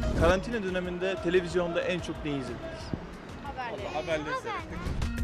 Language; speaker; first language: Turkish; native; Turkish